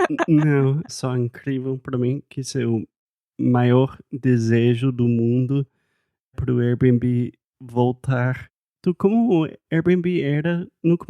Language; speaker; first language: Portuguese; non-native, fluent; English